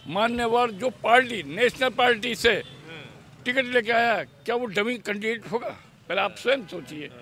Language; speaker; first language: Hindi; native; Hindi